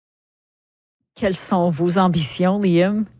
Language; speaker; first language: French; native; French